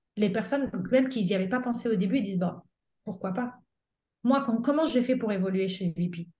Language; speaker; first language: French; non-native, fluent; Italian